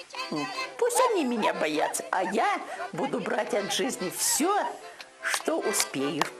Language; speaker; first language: Russian; native; Russian